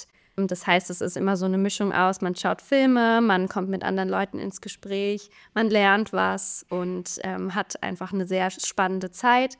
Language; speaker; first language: German; native; German